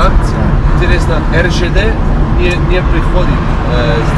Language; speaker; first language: Russian; non-native, learner; Spanish